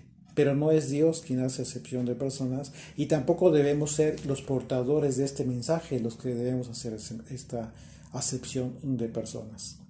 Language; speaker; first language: Spanish; native; Spanish